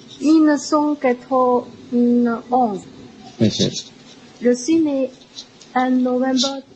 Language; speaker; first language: French; non-native, learner; Chinese